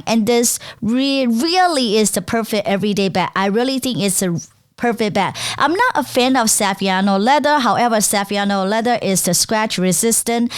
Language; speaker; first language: English; non-native, fluent; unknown